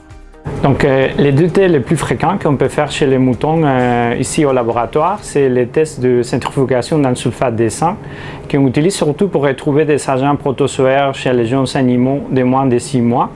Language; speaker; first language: French; non-native, fluent; Spanish